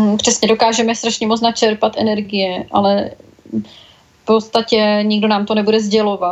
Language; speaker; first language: Czech; native; Czech